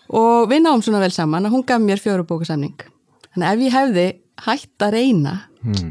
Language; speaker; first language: Icelandic; native; Icelandic